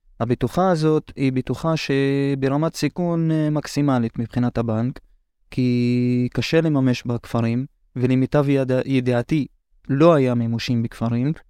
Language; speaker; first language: Hebrew; non-native, local second language; Arabic